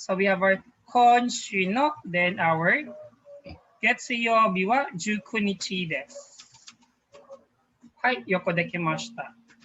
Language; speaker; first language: Japanese; non-native, fluent; Filipino